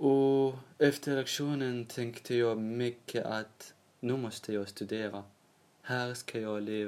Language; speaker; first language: Swedish; non-native, learner; Arabic